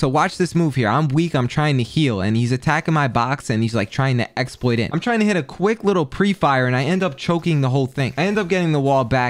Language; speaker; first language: English; native; English